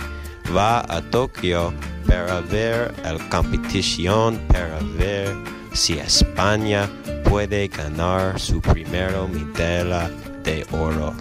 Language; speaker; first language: Spanish; non-native, learner; English